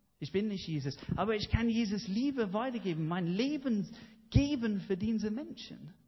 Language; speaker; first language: German; non-native, fluent; English